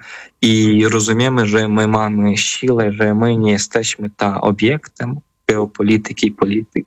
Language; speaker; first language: Polish; non-native, fluent; Ukrainian